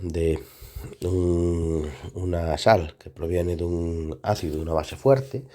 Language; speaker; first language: Spanish; native; Spanish